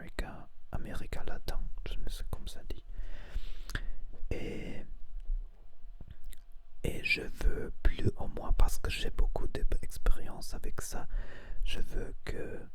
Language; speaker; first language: French; non-native, learner; Spanish